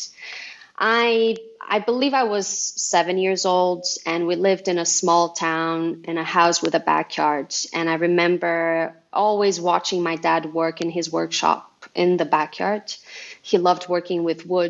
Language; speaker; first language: English; non-native, fluent; Portuguese